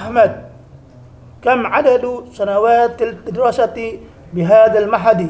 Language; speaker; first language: Arabic; non-native, learner; Indonesian